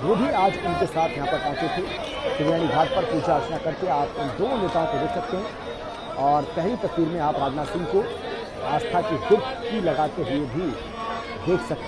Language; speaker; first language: Hindi; native; Hindi